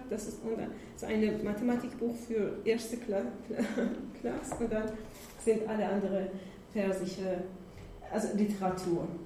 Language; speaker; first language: German; non-native, learner; Persian